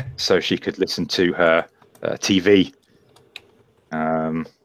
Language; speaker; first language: English; native; English